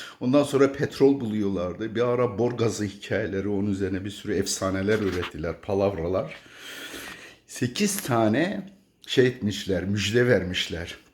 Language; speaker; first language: Turkish; native; Turkish